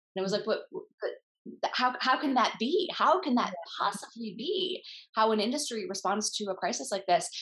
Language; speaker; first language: English; native; English